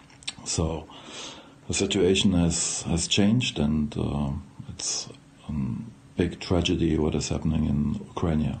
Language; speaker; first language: English; non-native, fluent; German